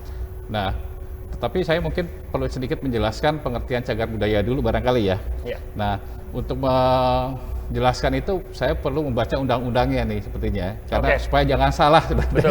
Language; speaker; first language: Indonesian; native; Indonesian